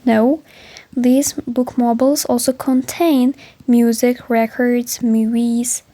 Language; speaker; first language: English; non-native, learner; Azerbaijani